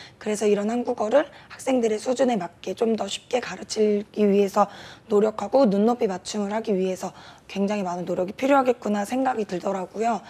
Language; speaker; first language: Korean; native; Korean